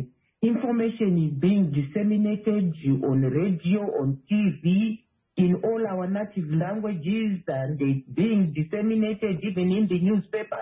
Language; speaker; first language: English; non-native, local second language; Shona